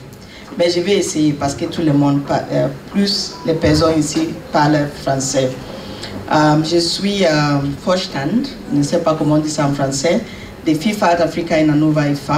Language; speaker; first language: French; non-native, learner; English